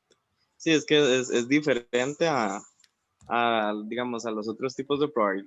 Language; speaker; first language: Spanish; native; Spanish